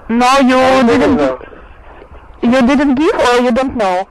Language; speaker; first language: English; non-native, learner; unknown